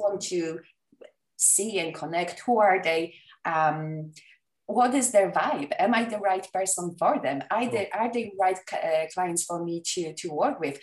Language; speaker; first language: English; non-native, fluent; Polish